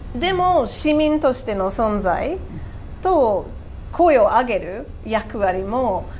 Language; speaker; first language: Japanese; non-native, fluent; English